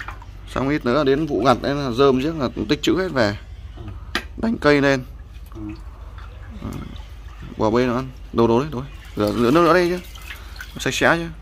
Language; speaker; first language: Vietnamese; native; Vietnamese